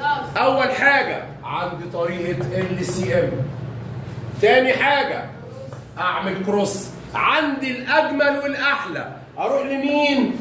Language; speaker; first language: Arabic; native; Arabic